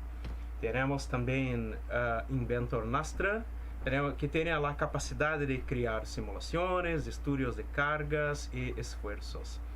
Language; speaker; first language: Spanish; non-native, fluent; Portuguese